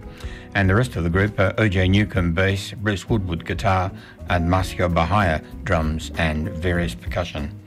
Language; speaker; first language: English; native; English